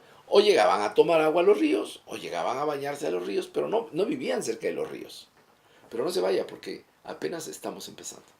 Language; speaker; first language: Spanish; native; Spanish